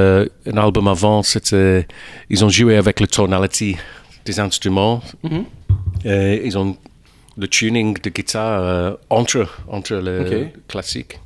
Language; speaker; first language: French; non-native, fluent; English